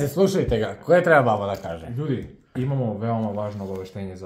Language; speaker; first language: Serbian; native; Serbian